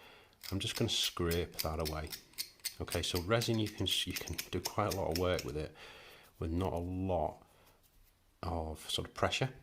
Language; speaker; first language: English; native; English